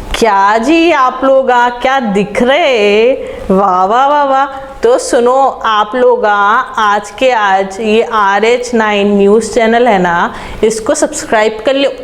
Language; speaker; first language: Hindi; native; Hindi